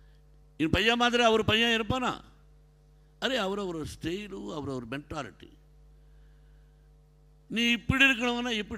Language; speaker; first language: Tamil; non-native, local second language; Telugu